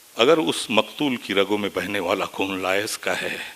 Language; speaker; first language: Hindi; non-native, local second language; Marathi